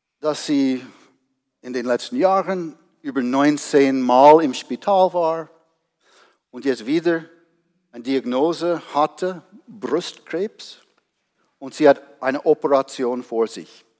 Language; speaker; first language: German; non-native, fluent; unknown